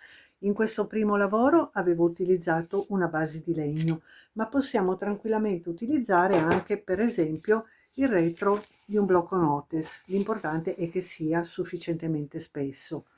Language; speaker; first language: Italian; native; Italian